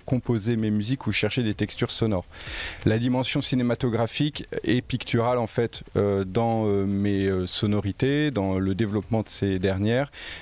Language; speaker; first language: French; native; French